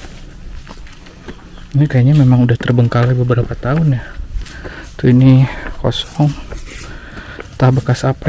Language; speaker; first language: Indonesian; non-native, local second language; Sundanese